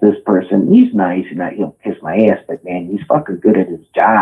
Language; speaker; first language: English; native; English